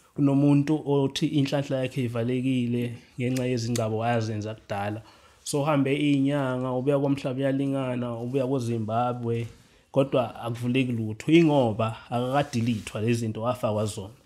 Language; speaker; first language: Zulu; non-native, local second language; Swati